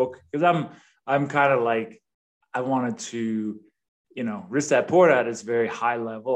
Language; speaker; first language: English; non-native, fluent; Danish